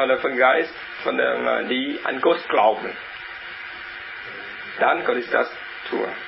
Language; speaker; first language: German; non-native, learner; Vietnamese